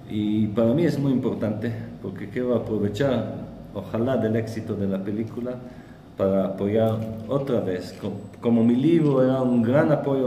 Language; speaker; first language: Spanish; non-native, learner; Hebrew